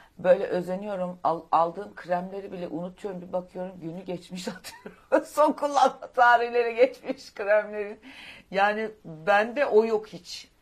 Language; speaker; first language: Turkish; native; Turkish